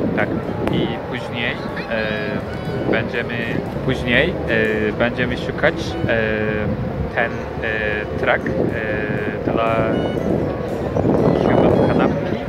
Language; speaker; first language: Polish; non-native, learner; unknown